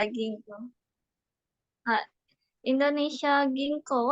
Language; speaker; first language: Japanese; non-native, learner; Indonesian